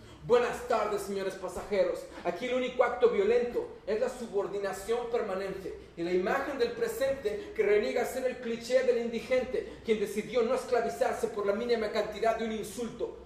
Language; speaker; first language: Spanish; native; Spanish